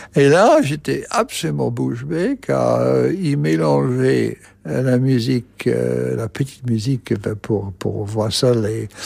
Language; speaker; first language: French; non-native, fluent; English